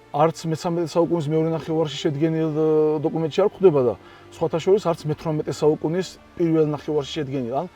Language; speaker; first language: Georgian; non-native, local second language; Svan